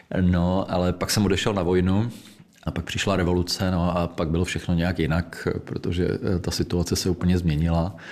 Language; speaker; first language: Czech; native; Czech